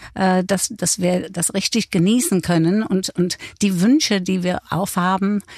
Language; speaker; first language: German; non-native, fluent; English